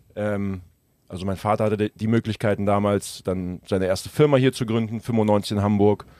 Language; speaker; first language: German; early bilingual, other home language; Russian